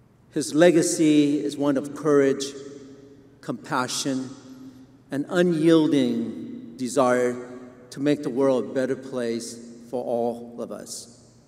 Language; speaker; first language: English; non-native, fluent; Vietnamese